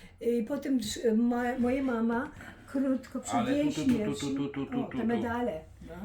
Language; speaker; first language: Polish; early bilingual, heritage; Polish